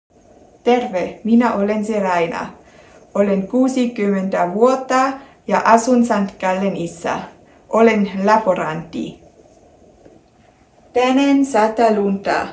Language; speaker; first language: Finnish; non-native, learner; German